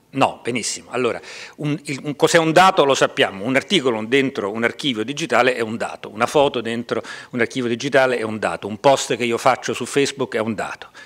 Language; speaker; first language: Italian; native; Italian